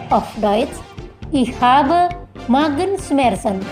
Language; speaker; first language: German; non-native, fluent; Indonesian